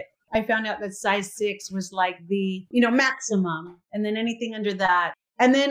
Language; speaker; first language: English; native; English